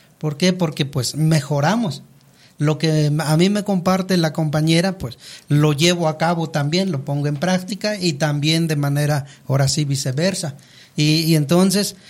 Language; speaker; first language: Spanish; non-native, local second language; Nahuatl languages